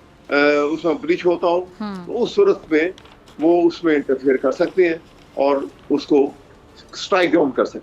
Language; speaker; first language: Urdu; native; Urdu